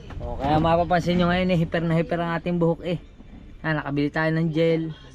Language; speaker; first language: Filipino; native; Filipino